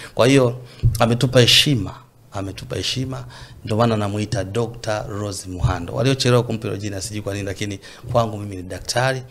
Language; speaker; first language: Swahili; native; Swahili